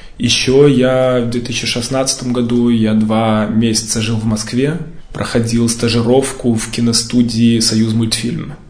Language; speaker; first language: Russian; early bilingual, heritage; Russian